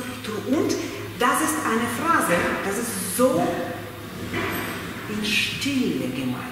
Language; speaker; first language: German; non-native, fluent; Russian